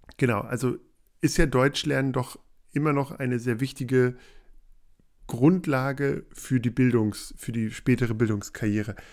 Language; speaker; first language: German; native; German